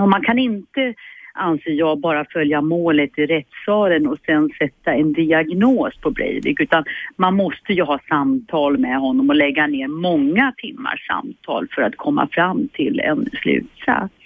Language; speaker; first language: Swedish; native; Swedish